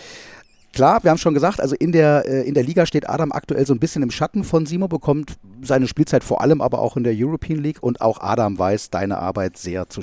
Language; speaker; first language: German; native; German